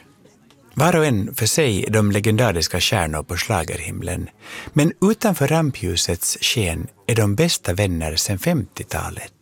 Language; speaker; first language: Swedish; native; Swedish